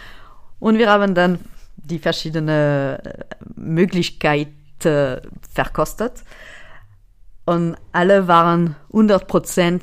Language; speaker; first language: German; non-native, fluent; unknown